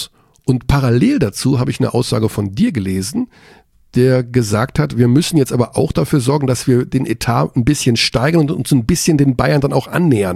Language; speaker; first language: German; native; German